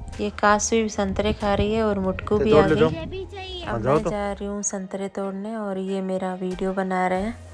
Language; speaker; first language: Hindi; non-native, local second language; Marwari